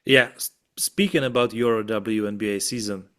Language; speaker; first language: English; non-native, fluent; Czech